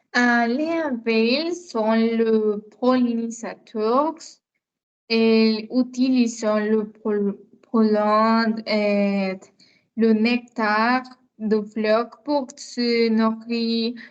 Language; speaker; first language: French; non-native, learner; Spanish